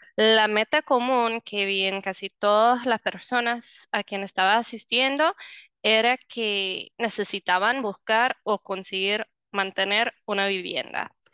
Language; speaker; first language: Spanish; non-native, fluent; English